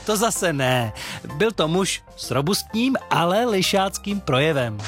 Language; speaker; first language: Czech; native; Czech